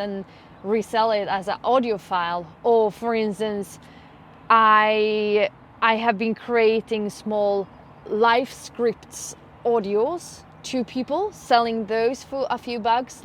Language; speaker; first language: English; non-native, fluent; Swedish